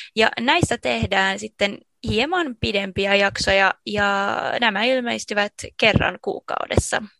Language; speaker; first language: Finnish; native; Finnish